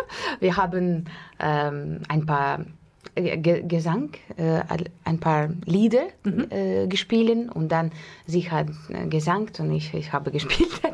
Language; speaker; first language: German; non-native, learner; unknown